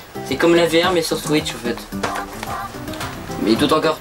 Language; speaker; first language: French; native; French